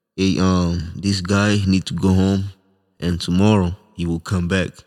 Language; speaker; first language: English; non-native, local second language; Swahili